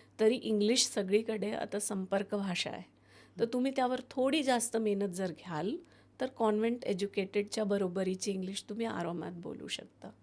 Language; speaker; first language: Marathi; non-native, fluent; Hindi